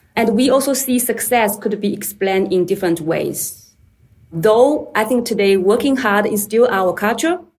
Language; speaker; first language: English; non-native, fluent; Chinese